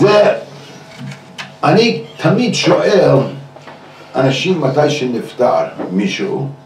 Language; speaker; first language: Hebrew; non-native, fluent; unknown